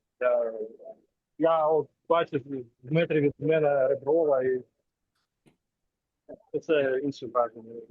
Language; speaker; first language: Ukrainian; non-native, local second language; Russian